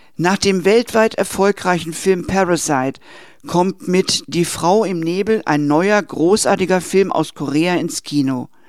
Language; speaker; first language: German; native; German